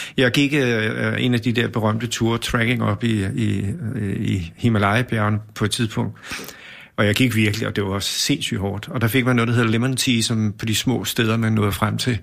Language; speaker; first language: Danish; native; Danish